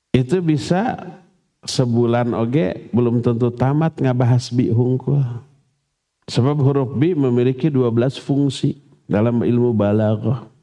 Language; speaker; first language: Malay; non-native, local second language; Sundanese